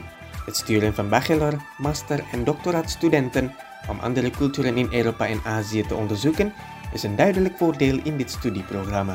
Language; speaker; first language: Dutch; non-native, fluent; Indonesian